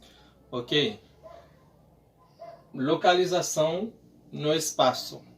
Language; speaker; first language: Portuguese; non-native, learner; Haitian Creole